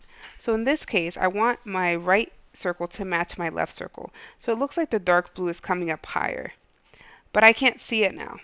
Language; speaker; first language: English; native; English